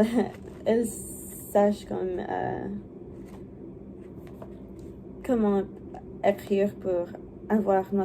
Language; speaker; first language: French; non-native, learner; English